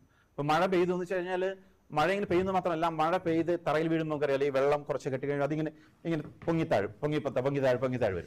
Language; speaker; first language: Malayalam; native; Malayalam